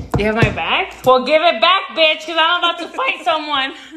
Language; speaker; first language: English; early bilingual, other home language; Spanish